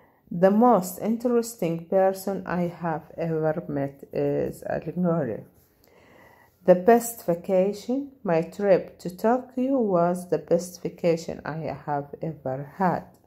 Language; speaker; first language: English; non-native, fluent; Arabic